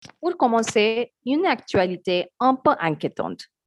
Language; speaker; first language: French; non-native, fluent; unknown